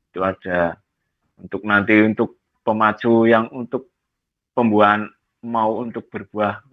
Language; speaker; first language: Malay; non-native, local second language; Javanese